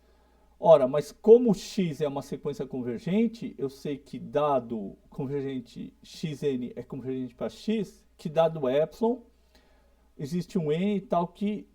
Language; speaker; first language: Portuguese; native; Portuguese